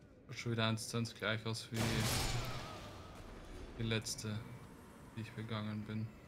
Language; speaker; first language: German; native; German